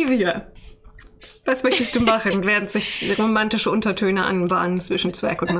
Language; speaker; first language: German; native; German